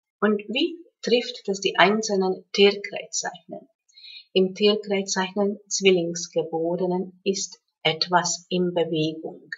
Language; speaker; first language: German; non-native, fluent; Hungarian